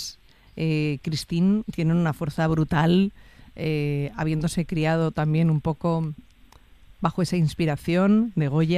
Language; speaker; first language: Spanish; native; Spanish